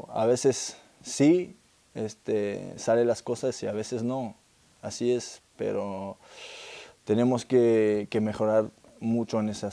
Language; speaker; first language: Spanish; non-native, fluent; French